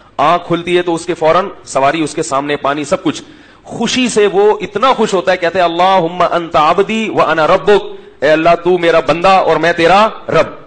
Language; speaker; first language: Urdu; native; Urdu